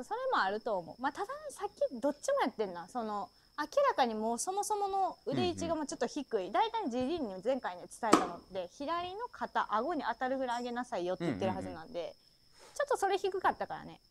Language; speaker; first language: Japanese; native; Japanese